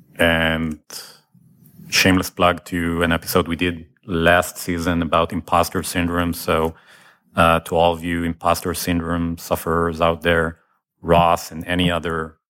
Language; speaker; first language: English; non-native, fluent; Hebrew